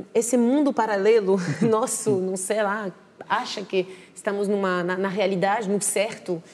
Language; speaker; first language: Portuguese; non-native, fluent; French